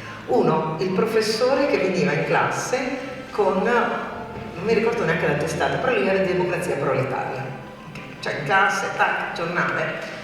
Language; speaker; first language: Italian; native; Italian